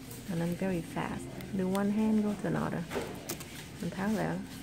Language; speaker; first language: English; non-native, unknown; Vietnamese